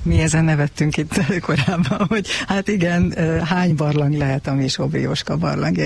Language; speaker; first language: Hungarian; native; Hungarian